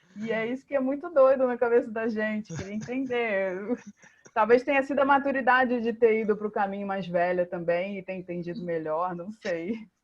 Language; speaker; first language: Portuguese; native; Portuguese